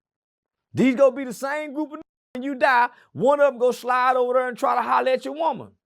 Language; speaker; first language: English; native; English